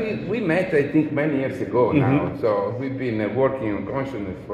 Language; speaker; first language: English; non-native, fluent; Italian